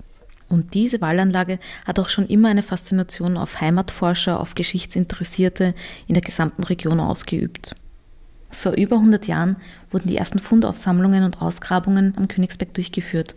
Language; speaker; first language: German; native; German